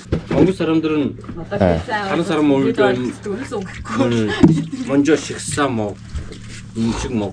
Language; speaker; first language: Korean; non-native, learner; Mongolian